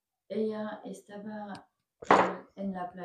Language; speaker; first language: Spanish; non-native, learner; French